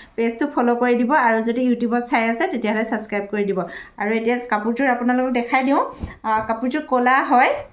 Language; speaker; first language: Assamese; non-native, local second language; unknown